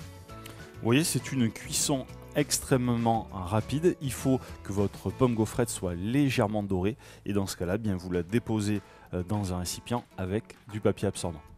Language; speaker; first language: French; native; French